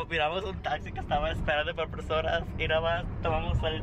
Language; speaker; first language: Spanish; native; Spanish